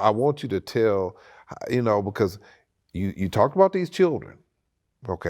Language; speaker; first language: English; native; English